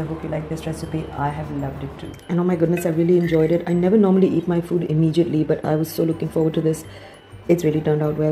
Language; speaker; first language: English; non-native, local second language; Urdu